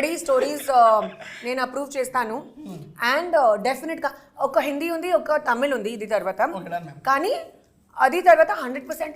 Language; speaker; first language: Telugu; non-native, learner; Hindi